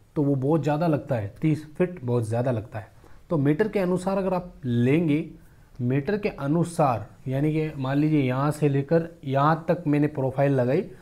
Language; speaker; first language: Hindi; native; Hindi